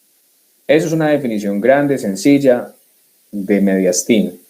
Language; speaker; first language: Spanish; native; Spanish